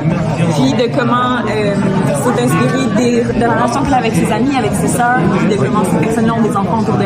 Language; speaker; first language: French; native; French